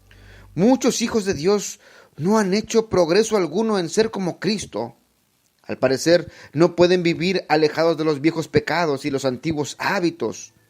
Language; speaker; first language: Spanish; native; Spanish